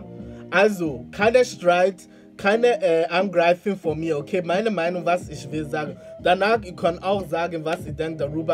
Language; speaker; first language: German; non-native, learner; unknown